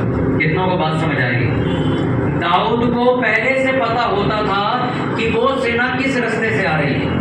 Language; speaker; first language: Hindi; native; Hindi